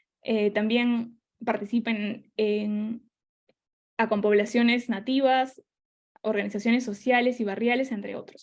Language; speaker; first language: Spanish; native; Spanish